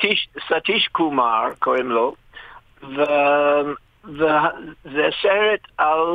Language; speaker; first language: Hebrew; non-native, fluent; English